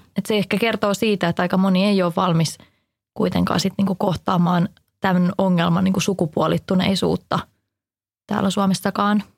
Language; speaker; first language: Finnish; native; Finnish